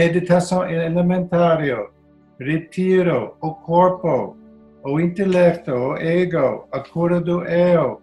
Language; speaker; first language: Portuguese; non-native, learner; English